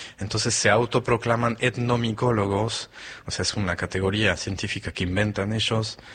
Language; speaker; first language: Spanish; non-native, fluent; French